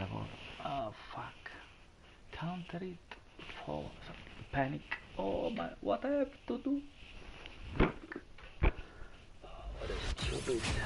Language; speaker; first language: English; non-native, learner; Italian